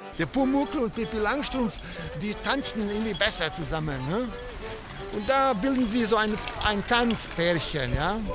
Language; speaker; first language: German; non-native, fluent; Italian